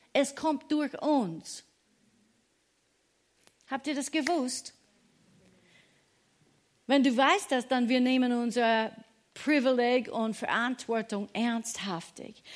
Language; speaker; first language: German; non-native, fluent; English